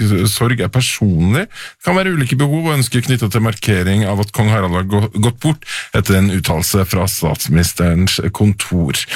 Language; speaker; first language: Norwegian; native; Norwegian